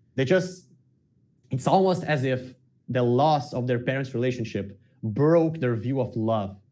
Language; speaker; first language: English; non-native, fluent; Portuguese